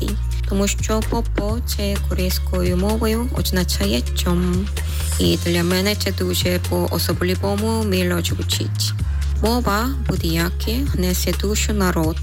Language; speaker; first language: Ukrainian; non-native, learner; Korean